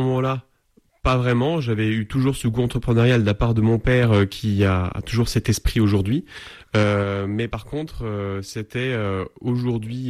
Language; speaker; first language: French; native; French